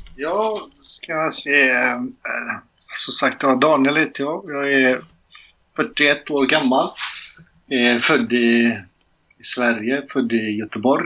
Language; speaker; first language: Swedish; early bilingual, other home language; Serbian